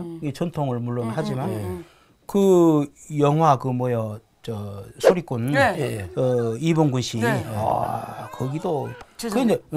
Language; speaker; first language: Korean; native; Korean